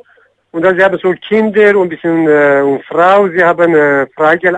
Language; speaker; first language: German; non-native, learner; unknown